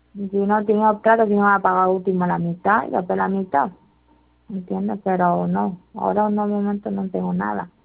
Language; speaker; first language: Spanish; non-native, learner; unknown